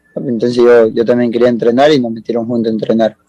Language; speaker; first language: Spanish; native; Spanish